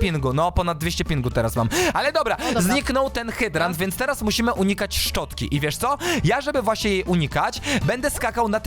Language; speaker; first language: Polish; native; Polish